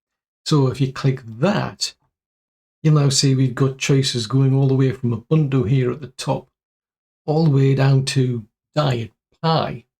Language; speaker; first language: English; native; English